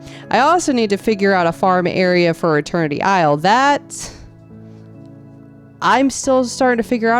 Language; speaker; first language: English; native; English